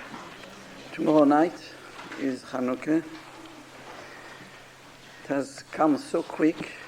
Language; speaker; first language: English; non-native, fluent; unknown